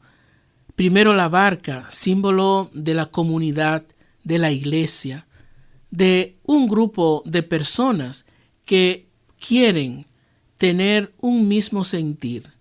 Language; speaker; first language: Spanish; native; Spanish